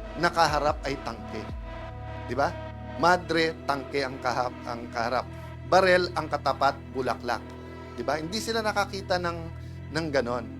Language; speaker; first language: Filipino; native; Filipino